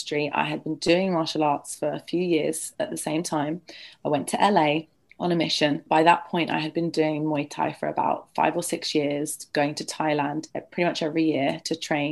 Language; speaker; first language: English; native; English